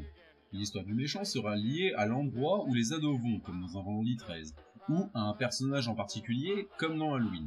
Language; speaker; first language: French; native; French